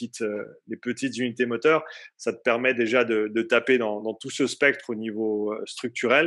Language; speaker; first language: French; native; French